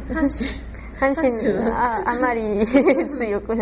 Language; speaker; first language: Japanese; non-native, learner; Spanish